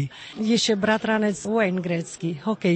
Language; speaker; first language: Czech; non-native, fluent; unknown